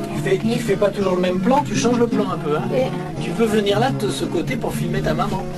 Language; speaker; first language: French; native; French